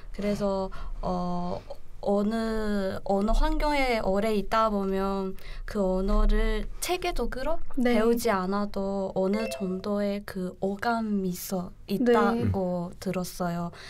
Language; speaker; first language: Korean; non-native, learner; Chinese